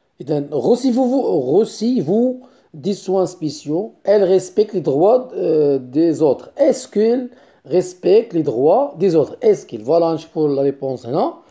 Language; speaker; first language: French; non-native, local second language; Arabic